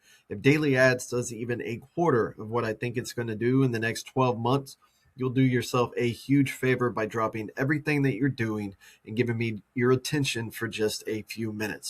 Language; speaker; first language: English; native; English